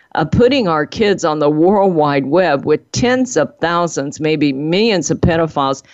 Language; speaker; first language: English; native; English